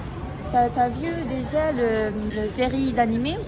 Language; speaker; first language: French; non-native, fluent; Japanese